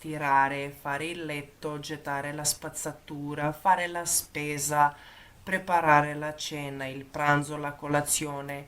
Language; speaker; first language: Italian; non-native, fluent; Macedonian